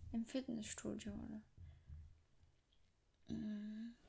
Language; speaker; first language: German; non-native, fluent; French